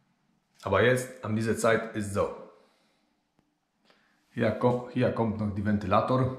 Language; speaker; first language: German; non-native, learner; Polish